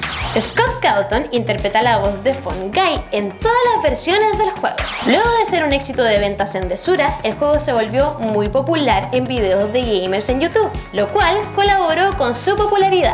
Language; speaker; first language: Spanish; native; Spanish